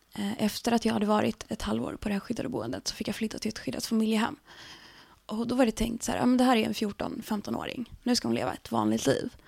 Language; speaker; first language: Swedish; native; Swedish